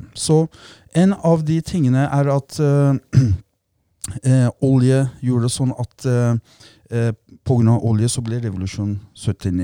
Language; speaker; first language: Norwegian; early bilingual, other home language; Persian